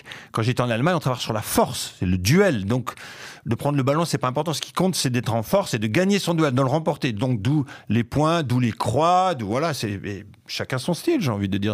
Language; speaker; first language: French; native; French